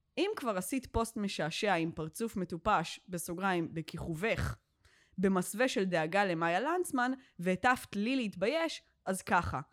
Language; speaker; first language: Hebrew; native; Hebrew